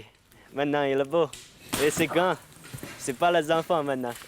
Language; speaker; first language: French; non-native, learner; Chinese